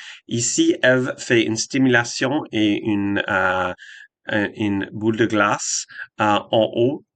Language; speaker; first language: French; non-native, fluent; English